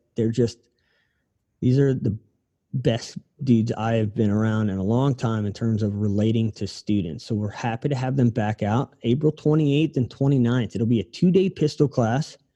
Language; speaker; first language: English; native; English